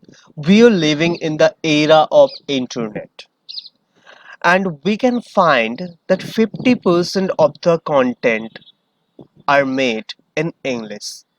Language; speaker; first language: English; non-native, learner; Hindi